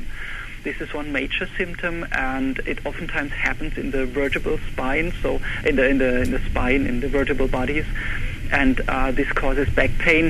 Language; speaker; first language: English; non-native, fluent; German